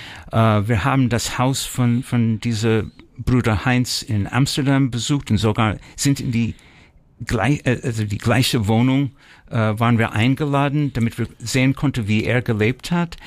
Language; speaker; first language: German; early bilingual, heritage; German